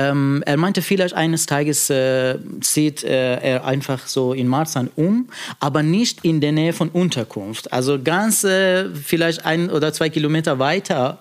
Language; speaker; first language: German; non-native, fluent; Persian